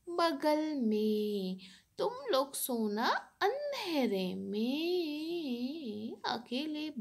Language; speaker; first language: Hindi; non-native, local second language; Bangla